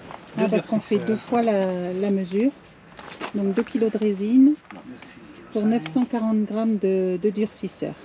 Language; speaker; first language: French; native; French